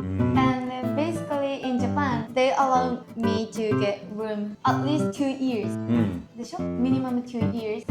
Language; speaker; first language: English; non-native, fluent; Japanese